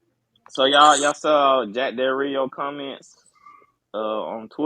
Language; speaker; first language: English; native; English